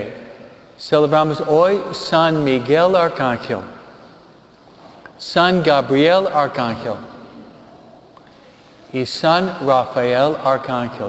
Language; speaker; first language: Spanish; non-native, fluent; English